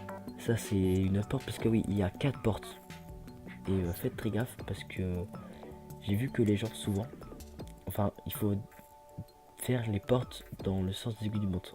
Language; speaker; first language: French; native; French